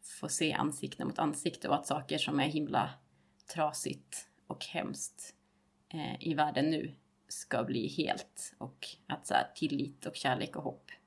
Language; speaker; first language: Swedish; native; Swedish